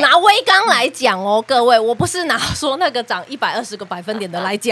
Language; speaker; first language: Chinese; native; Chinese